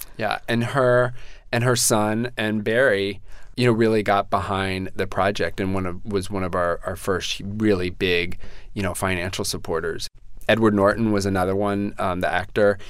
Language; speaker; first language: English; native; English